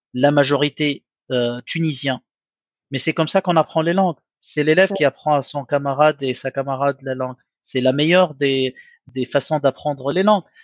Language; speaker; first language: French; non-native, local second language; Arabic